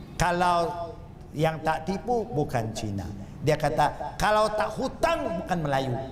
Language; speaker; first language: Malay; non-native, local second language; Chinese